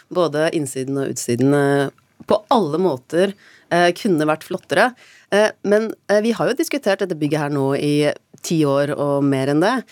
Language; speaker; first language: Norwegian; native; Norwegian